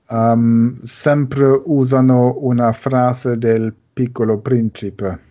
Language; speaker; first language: Italian; non-native, learner; German